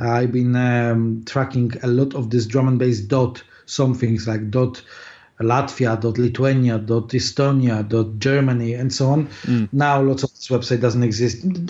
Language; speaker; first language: English; non-native, fluent; Polish